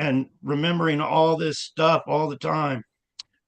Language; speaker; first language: English; native; English